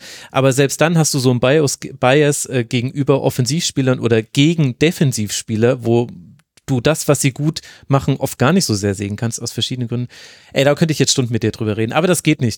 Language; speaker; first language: German; native; German